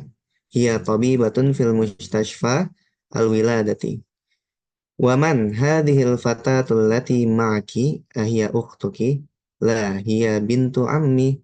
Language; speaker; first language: Arabic; non-native, fluent; Indonesian